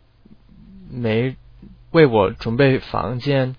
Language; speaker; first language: Chinese; non-native, learner; English